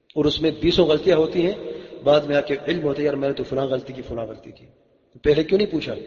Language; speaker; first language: Urdu; non-native, local second language; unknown